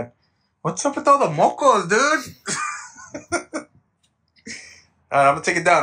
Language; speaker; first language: English; native; English